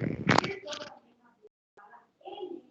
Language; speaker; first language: Spanish; native; Spanish